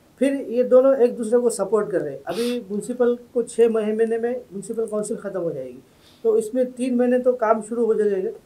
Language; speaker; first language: Hindi; non-native, local second language; Urdu